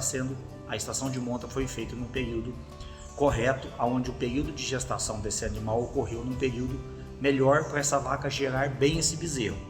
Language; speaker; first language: Portuguese; native; Portuguese